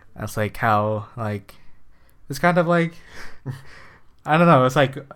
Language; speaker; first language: English; early bilingual, other home language; Filipino